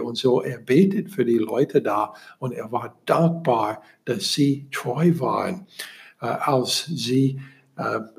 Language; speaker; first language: German; non-native, learner; English